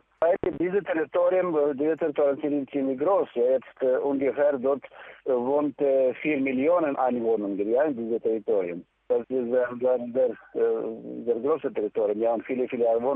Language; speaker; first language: German; non-native, fluent; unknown